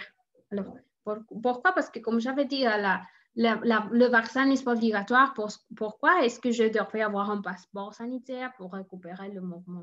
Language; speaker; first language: French; non-native, learner; Spanish